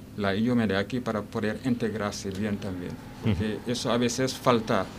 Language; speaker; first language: Spanish; non-native, learner; Wolof